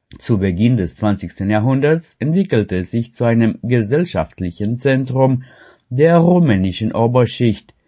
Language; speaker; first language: German; non-native, fluent; Romanian